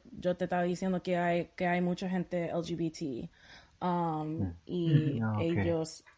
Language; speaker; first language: Spanish; early bilingual, heritage; Spanish